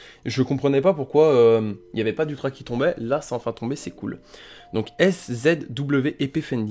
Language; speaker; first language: French; native; French